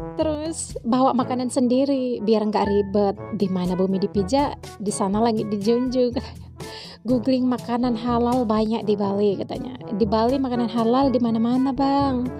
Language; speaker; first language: Indonesian; native; Indonesian